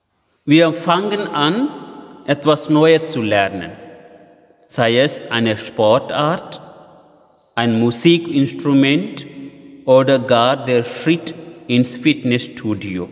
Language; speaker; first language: German; non-native, fluent; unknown